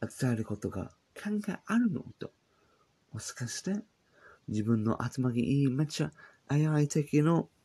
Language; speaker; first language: Japanese; non-native, learner; English